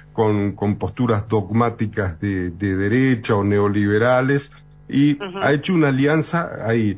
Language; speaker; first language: Spanish; native; Spanish